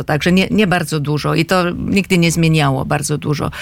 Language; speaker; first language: Polish; non-native, fluent; Finnish